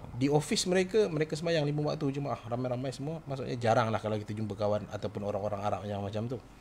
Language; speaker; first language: Malay; native; Malay